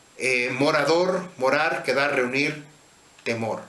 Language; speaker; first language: Spanish; native; Spanish